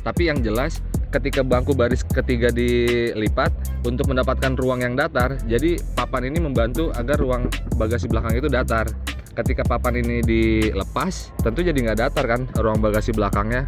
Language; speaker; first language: Indonesian; native; Indonesian